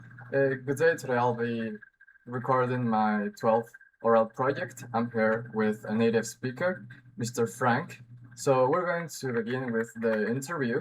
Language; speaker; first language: English; non-native, learner; Spanish